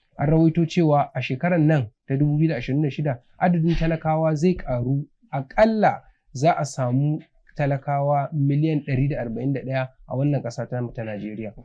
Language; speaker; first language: Hausa; native; Hausa